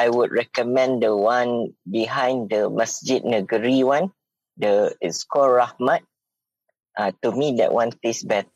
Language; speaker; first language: English; non-native, local second language; Malay